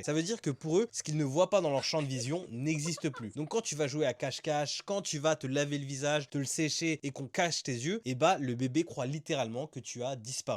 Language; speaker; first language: French; native; French